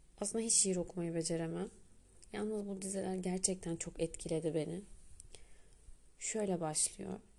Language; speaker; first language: Turkish; native; Turkish